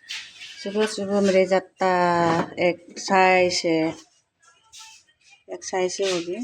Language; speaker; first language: Hindi; non-native, local second language; Assamese